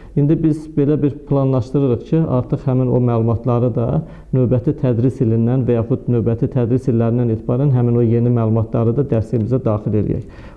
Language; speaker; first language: Azerbaijani; native; Azerbaijani